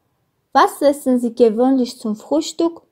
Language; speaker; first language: German; non-native, fluent; Armenian